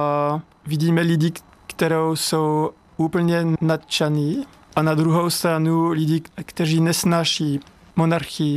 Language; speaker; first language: Czech; non-native, fluent; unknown